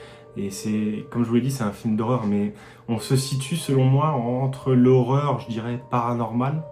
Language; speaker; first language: French; native; French